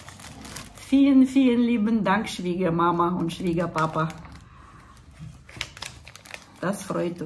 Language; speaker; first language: German; non-native, fluent; Russian